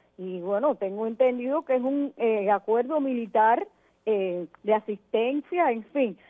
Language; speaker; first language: Spanish; native; Spanish